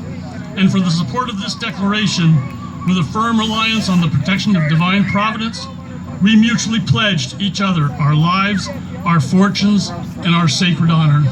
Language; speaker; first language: English; native; English